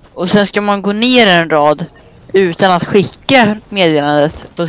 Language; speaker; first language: Swedish; native; Swedish